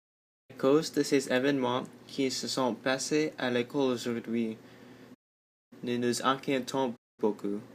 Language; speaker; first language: French; non-native, learner; English